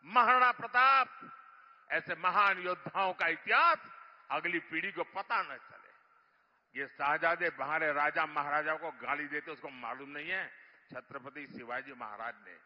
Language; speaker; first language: Hindi; non-native, local second language; Gujarati